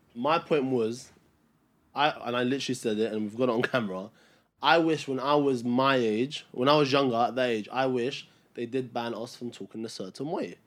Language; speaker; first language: English; early bilingual, other home language; Albanian